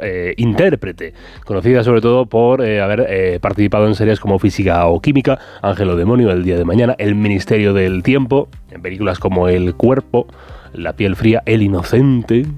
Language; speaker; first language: Spanish; native; Spanish